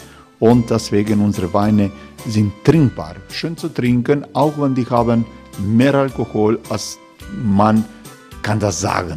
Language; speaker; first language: German; non-native, learner; Croatian